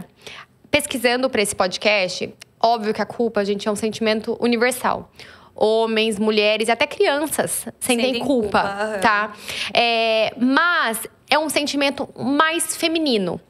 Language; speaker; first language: Portuguese; native; Portuguese